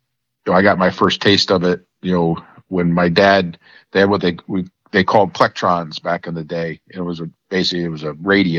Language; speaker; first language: English; native; English